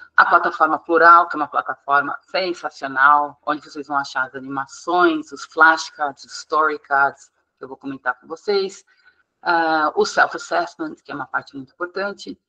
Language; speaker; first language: Portuguese; non-native, fluent; English